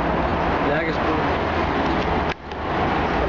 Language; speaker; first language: Danish; non-native, learner; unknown